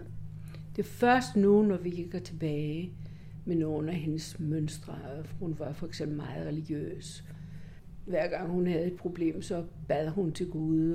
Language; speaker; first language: Danish; non-native, fluent; Greek